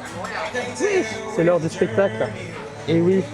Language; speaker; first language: French; native; French